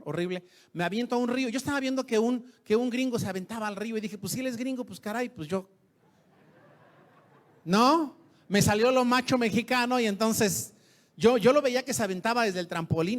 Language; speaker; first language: Spanish; native; Spanish